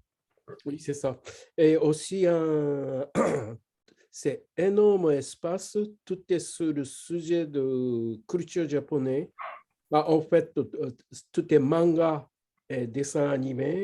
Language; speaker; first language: French; non-native, learner; Japanese